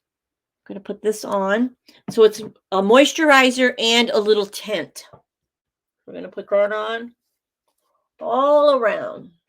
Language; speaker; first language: English; native; English